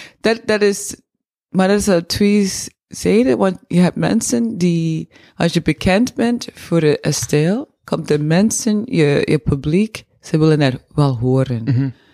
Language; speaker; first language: Dutch; non-native, fluent; English